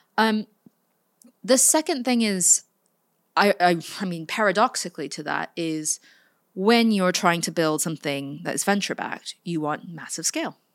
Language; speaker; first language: English; native; English